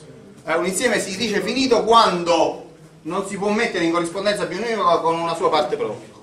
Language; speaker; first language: Italian; native; Italian